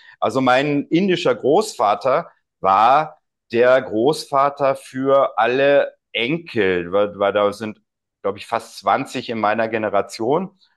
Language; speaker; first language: German; native; German